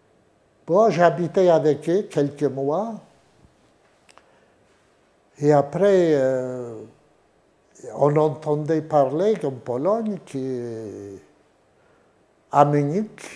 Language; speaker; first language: French; non-native, fluent; Yiddish